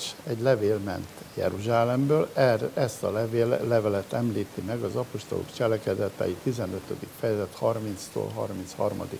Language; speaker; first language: Hungarian; native; Hungarian